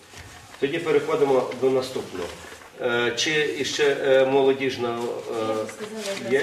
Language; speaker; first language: Ukrainian; native; Ukrainian